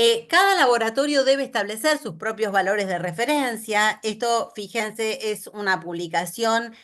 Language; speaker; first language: Spanish; native; Spanish